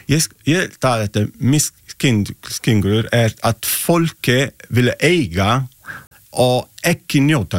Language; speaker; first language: Icelandic; non-native, learner; Italian